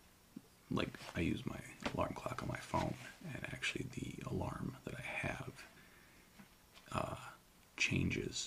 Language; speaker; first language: English; native; English